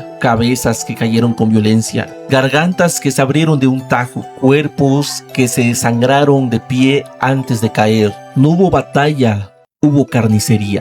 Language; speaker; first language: Spanish; native; Spanish